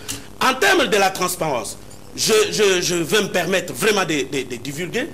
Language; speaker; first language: French; non-native, local second language; Lingala